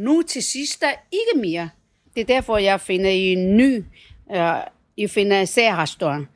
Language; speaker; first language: Danish; non-native, learner; Chinese